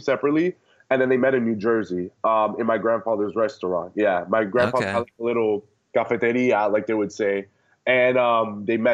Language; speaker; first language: English; early bilingual, other home language; Spanish